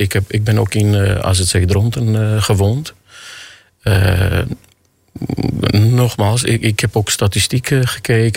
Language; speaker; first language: Dutch; non-native, fluent; Armenian